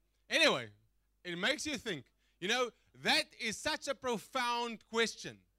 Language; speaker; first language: English; non-native, local second language; Afrikaans